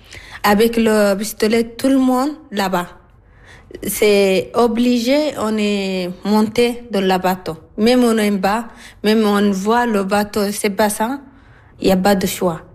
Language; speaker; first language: French; non-native, learner; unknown